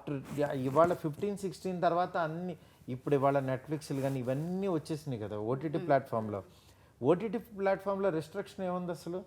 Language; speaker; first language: Telugu; native; Telugu